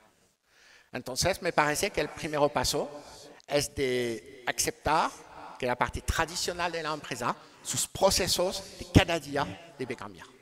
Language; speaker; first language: Spanish; non-native, learner; French